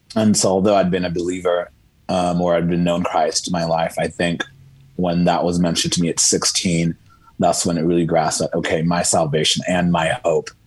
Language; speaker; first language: English; early bilingual, other home language; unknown